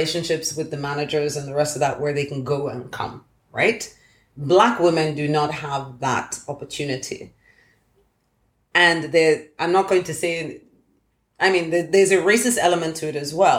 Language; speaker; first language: English; non-native, local second language; Yoruba